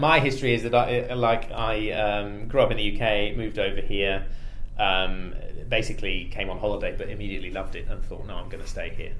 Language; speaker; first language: English; native; English